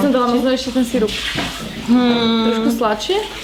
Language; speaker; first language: Slovak; native; Slovak